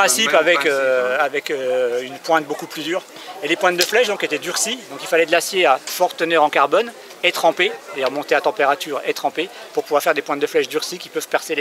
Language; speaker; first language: French; native; French